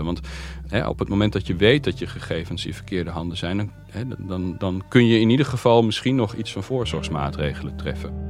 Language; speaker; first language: Dutch; native; Dutch